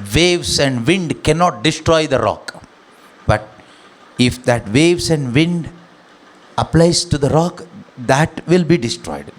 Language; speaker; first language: English; non-native, local second language; Kannada